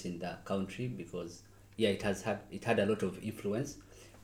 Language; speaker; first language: English; non-native, local second language; Nyankole